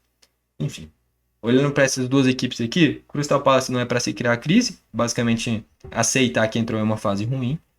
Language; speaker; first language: Portuguese; native; Portuguese